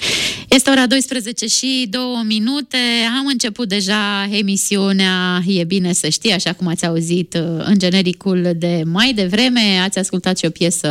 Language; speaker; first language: Romanian; native; Romanian